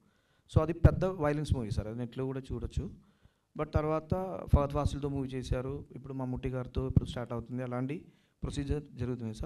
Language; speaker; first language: Telugu; non-native, learner; Malayalam